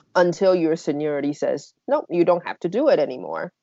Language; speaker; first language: English; non-native, fluent; Chinese